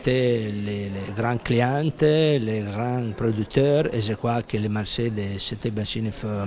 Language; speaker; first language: French; non-native, fluent; Italian